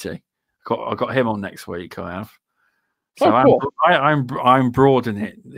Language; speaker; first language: English; native; English